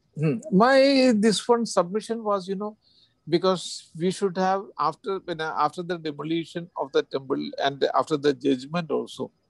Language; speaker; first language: English; non-native, local second language; Malayalam